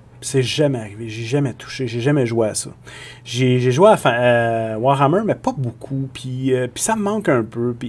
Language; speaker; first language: French; native; French